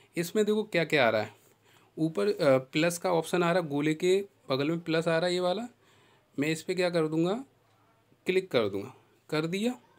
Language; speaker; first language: Hindi; native; Hindi